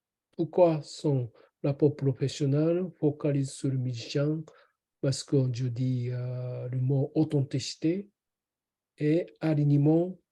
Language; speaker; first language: French; non-native, learner; Japanese